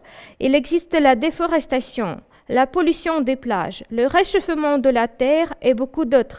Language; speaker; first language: French; non-native, fluent; Russian